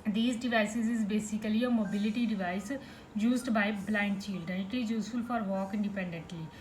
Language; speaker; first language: English; non-native, local second language; Punjabi